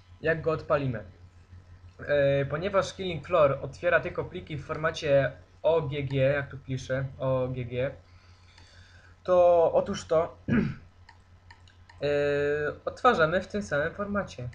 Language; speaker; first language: Polish; native; Polish